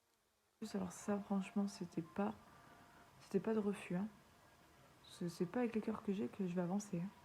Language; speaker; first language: French; native; French